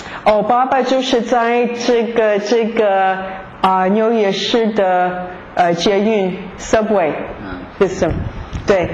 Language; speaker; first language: Chinese; non-native, fluent; English